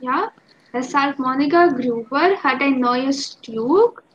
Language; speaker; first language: German; non-native, fluent; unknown